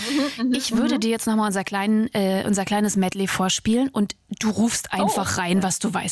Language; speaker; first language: German; native; German